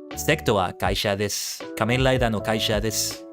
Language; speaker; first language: Japanese; non-native, learner; English